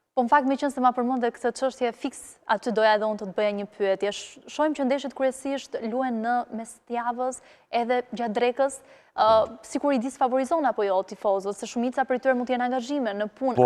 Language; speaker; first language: Albanian; native; Albanian